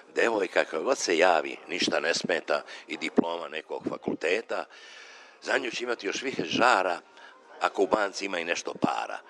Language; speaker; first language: Serbian; non-native, local second language; Macedonian